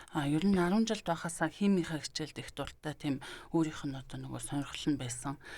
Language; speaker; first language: Mongolian; native; Mongolian